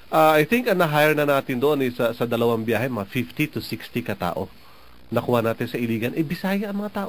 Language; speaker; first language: Filipino; native; Filipino